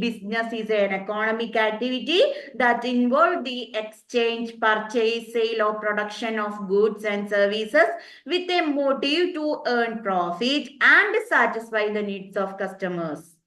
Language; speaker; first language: English; non-native, local second language; Malayalam